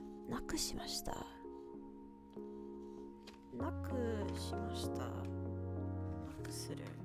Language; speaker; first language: Japanese; non-native, learner; English